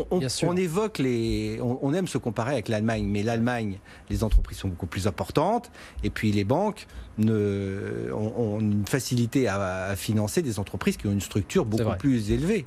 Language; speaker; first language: French; native; French